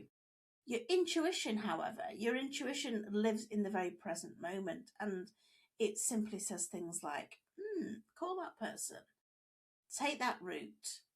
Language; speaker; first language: English; native; English